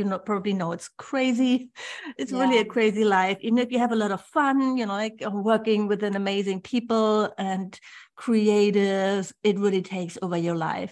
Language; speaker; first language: English; non-native, fluent; German